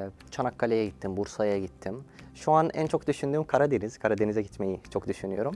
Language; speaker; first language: Turkish; non-native, fluent; Arabic